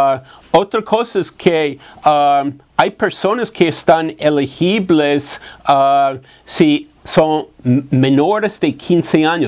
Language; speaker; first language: Spanish; non-native, fluent; English